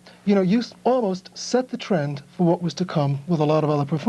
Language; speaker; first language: English; native; English